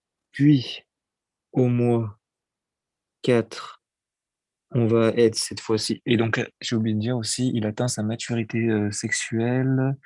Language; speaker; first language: French; native; French